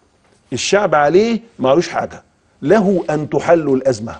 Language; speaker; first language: Arabic; native; Arabic